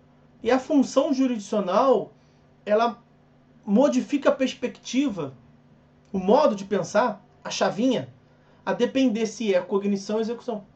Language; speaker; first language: Portuguese; native; Portuguese